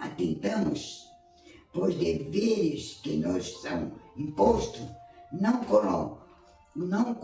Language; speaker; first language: Portuguese; native; Portuguese